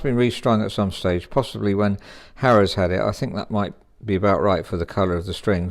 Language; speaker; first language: English; native; English